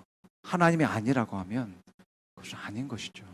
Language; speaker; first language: Korean; native; Korean